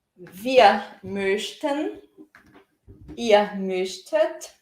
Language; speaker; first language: German; non-native, fluent; Portuguese